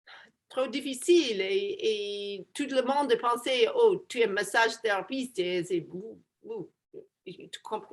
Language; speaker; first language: French; non-native, learner; English